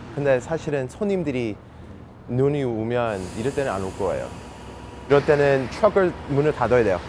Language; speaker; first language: Korean; early bilingual, heritage; English